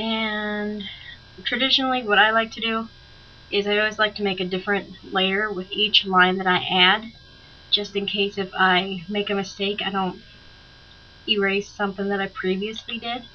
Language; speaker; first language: English; native; English